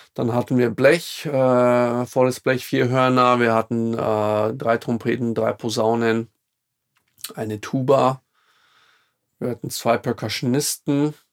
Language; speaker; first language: German; non-native, fluent; Slovak